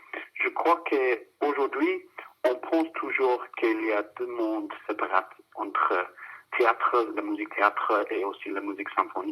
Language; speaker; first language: French; non-native, fluent; English